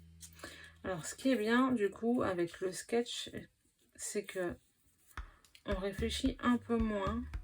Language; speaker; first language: French; native; French